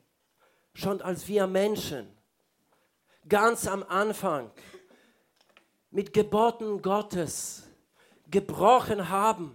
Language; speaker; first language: German; non-native, fluent; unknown